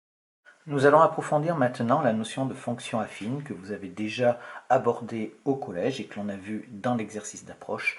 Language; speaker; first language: French; native; French